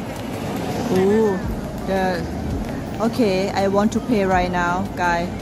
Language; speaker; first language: English; non-native, learner; Thai